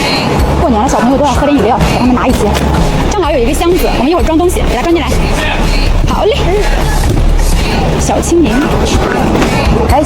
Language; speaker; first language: Chinese; native; Chinese